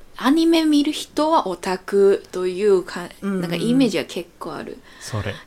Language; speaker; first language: Japanese; non-native, learner; Cantonese